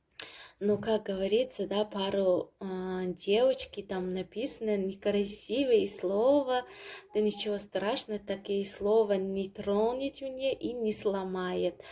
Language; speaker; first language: Russian; non-native, learner; Tajik